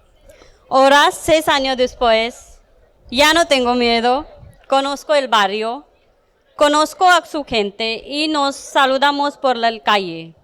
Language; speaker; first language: Spanish; non-native, learner; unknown